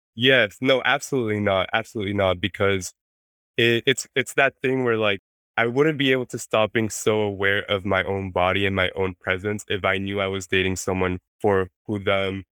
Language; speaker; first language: English; non-native, fluent; Spanish